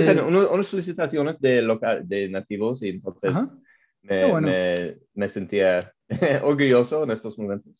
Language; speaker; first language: Spanish; non-native, learner; English